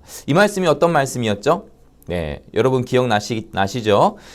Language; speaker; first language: Korean; native; Korean